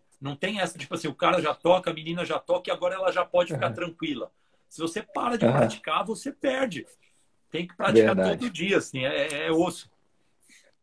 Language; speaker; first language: Portuguese; native; Portuguese